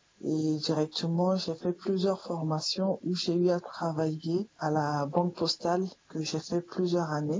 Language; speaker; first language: French; non-native, local second language; Sango